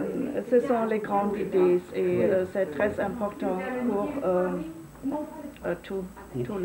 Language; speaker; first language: French; non-native, learner; German